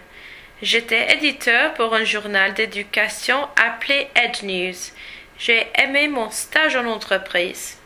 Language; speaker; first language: French; non-native, learner; English